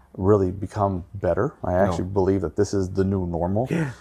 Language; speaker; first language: English; native; English